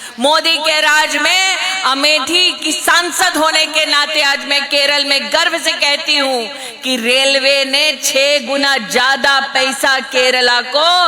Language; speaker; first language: Hindi; native; Hindi